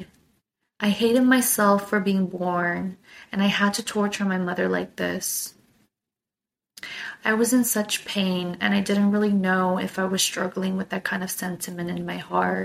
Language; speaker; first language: English; non-native, fluent; Korean